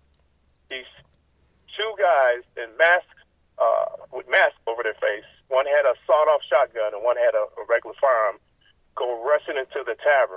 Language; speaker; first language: English; native; English